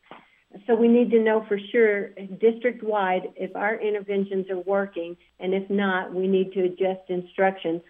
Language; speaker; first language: English; native; English